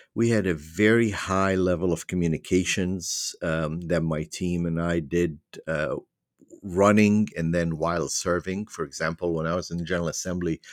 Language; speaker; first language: English; non-native, fluent; Arabic